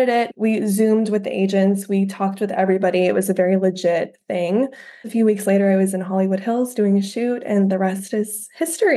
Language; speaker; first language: English; native; English